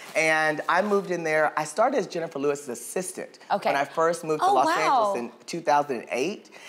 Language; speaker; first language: English; native; English